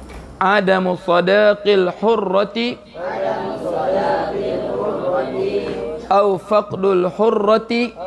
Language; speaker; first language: Arabic; non-native, fluent; Malay